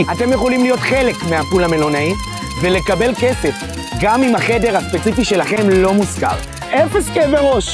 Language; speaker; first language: Hebrew; native; Hebrew